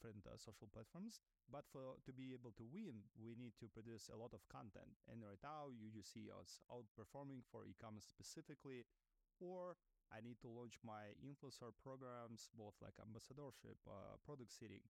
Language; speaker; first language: English; non-native, fluent; Russian